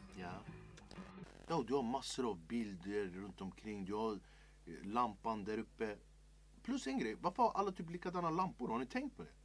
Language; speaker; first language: Swedish; early bilingual, other home language; Kurdish